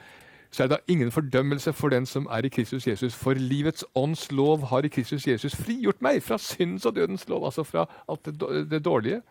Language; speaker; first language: Norwegian; native; Norwegian